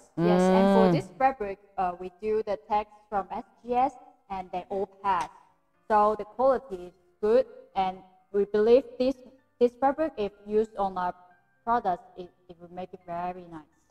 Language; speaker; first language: English; non-native, fluent; Chinese